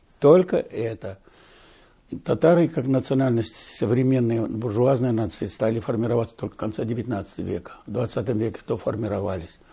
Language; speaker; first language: Russian; non-native, local second language; Tatar